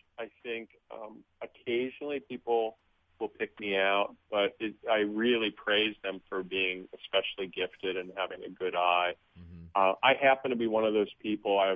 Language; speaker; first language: English; native; English